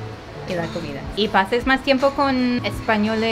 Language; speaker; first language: Spanish; non-native, fluent; English